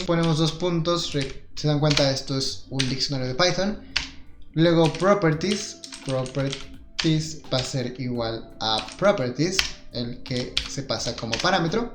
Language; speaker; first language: Spanish; native; Spanish